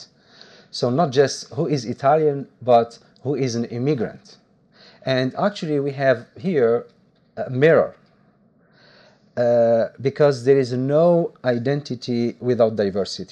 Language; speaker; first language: English; non-native, fluent; Arabic